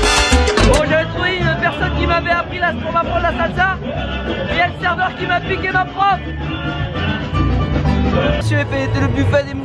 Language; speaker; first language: French; native; French